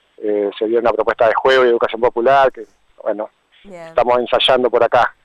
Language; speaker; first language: Spanish; native; Spanish